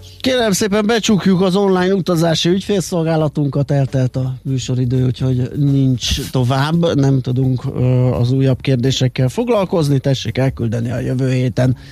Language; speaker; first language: Hungarian; native; Hungarian